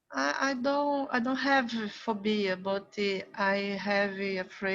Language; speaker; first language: English; non-native, learner; Portuguese